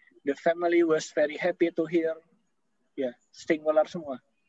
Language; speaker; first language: English; non-native, fluent; Indonesian